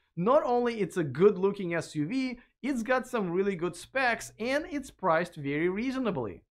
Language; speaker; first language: English; non-native, fluent; Russian